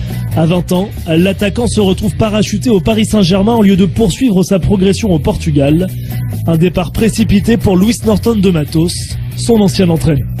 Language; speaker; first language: French; native; French